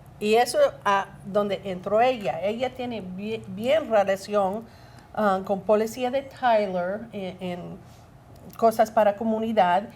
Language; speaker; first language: Spanish; non-native, learner; English